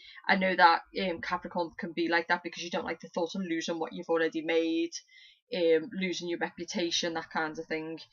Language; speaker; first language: English; native; English